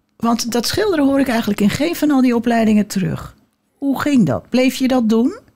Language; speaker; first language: Dutch; native; Dutch